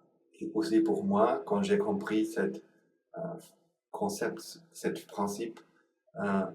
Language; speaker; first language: French; non-native, learner; Sinhala